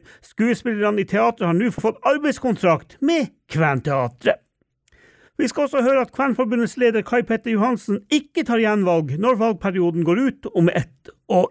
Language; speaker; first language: Norwegian; native; Norwegian